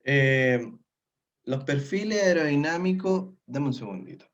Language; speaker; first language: Spanish; native; Spanish